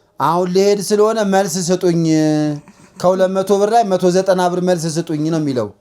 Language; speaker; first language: Amharic; native; Amharic